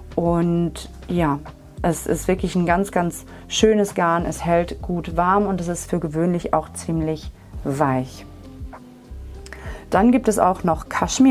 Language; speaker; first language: German; native; German